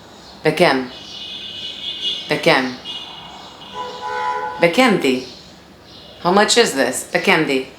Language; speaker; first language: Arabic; non-native, learner; English